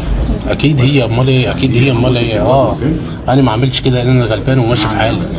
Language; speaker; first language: Arabic; native; Arabic